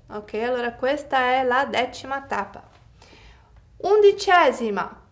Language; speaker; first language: Italian; non-native, fluent; Portuguese